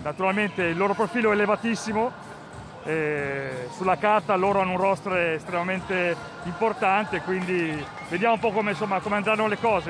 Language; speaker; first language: Italian; native; Italian